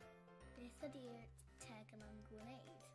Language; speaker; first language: Welsh; non-native, local second language; English